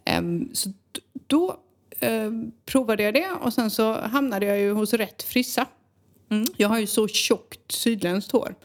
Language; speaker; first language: Swedish; native; Swedish